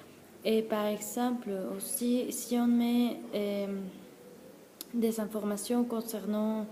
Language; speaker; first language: French; non-native, learner; Spanish